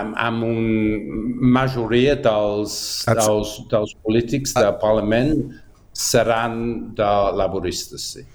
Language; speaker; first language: Catalan; non-native, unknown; English